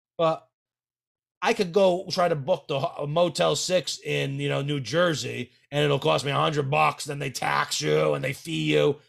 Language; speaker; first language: English; native; English